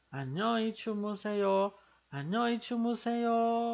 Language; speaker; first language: Korean; non-native, fluent; Portuguese